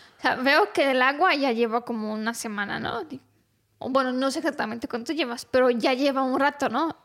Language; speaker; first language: Spanish; non-native, fluent; Romanian